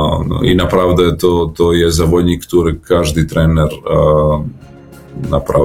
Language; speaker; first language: Polish; non-native, learner; Serbian